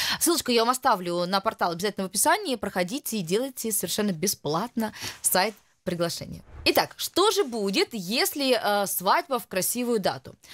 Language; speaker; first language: Russian; native; Russian